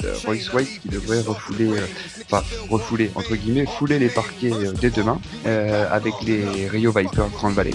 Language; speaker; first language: French; native; French